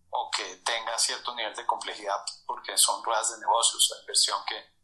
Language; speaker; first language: Spanish; native; Spanish